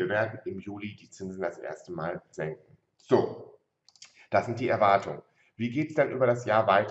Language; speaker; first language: German; native; German